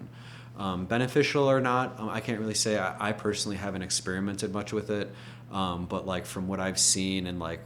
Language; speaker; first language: English; native; English